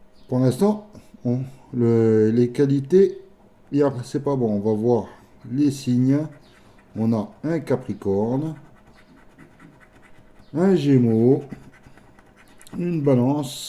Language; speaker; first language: French; native; French